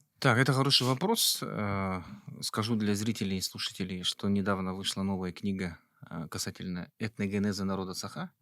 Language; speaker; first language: Russian; non-native, local second language; Yakut